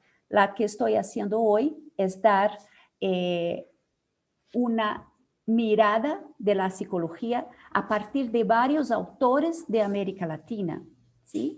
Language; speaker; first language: Spanish; non-native, fluent; Portuguese